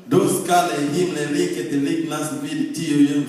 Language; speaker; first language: Swedish; non-native, fluent; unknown